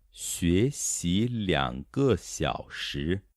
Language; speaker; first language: Chinese; non-native, fluent; Portuguese